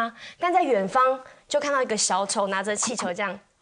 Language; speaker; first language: Chinese; native; Chinese